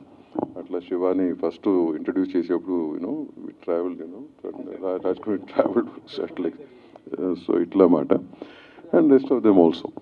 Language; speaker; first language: Telugu; native; Telugu